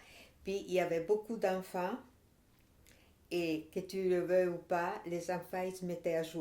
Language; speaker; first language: French; non-native, fluent; Italian